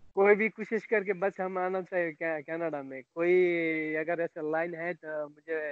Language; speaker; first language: Hindi; non-native, learner; Bangla